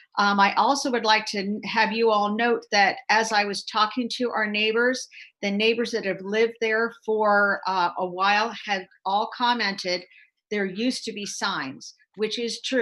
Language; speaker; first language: English; native; English